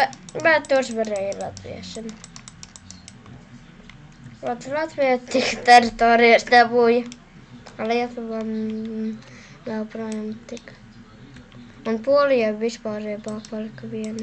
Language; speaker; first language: Latvian; non-native, local second language; Russian